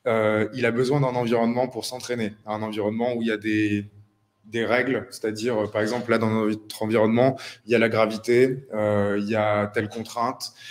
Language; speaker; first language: French; native; French